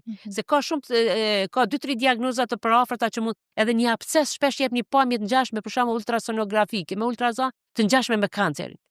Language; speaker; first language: Albanian; native; Albanian